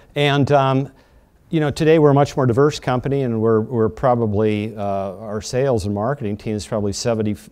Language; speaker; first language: English; native; English